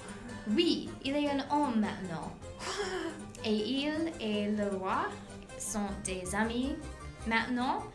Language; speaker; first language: French; non-native, learner; English